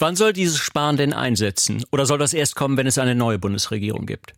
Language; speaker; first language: German; native; German